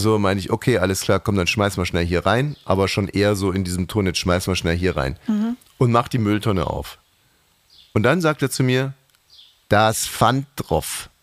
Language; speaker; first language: German; native; German